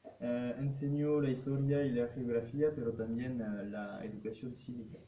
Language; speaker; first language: Spanish; non-native, fluent; French